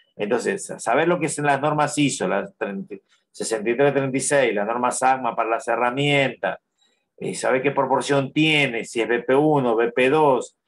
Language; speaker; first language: Spanish; native; Spanish